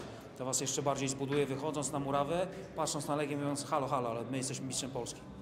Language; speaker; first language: Polish; native; Polish